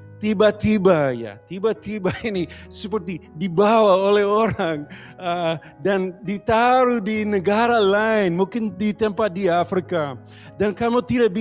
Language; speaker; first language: Indonesian; non-native, learner; English